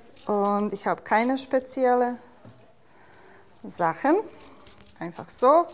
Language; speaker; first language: German; non-native, fluent; Serbian